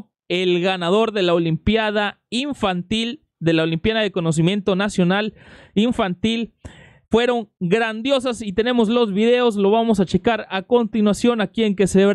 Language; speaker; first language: Spanish; native; Spanish